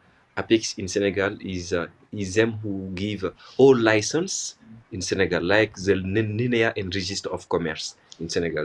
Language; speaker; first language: English; non-native, local second language; Wolof